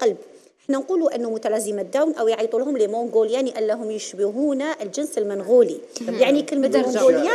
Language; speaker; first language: Arabic; native; Arabic